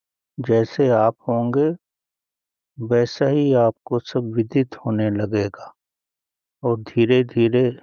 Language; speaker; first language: Hindi; native; Hindi